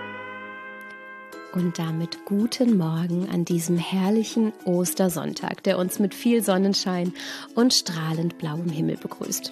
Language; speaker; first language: German; native; German